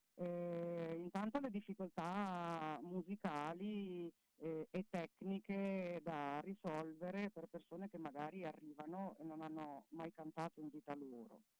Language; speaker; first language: Italian; native; Italian